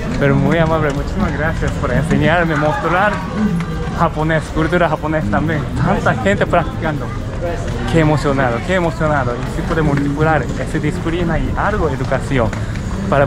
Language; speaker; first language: Spanish; non-native, learner; Japanese